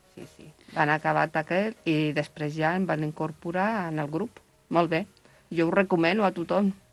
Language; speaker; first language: Catalan; non-native, learner; Spanish